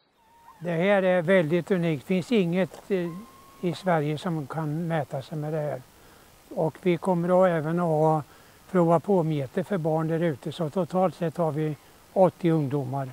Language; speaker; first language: Swedish; native; Swedish